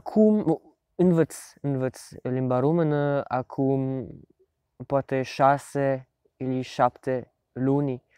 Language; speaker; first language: Romanian; non-native, learner; French